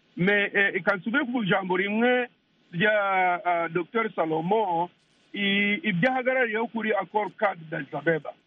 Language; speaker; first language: Kinyarwanda; native; Kinyarwanda